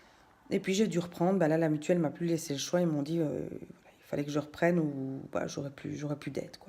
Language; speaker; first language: French; native; French